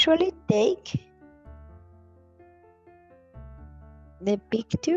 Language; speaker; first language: English; non-native, learner; Spanish